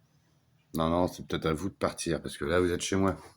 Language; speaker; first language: French; native; French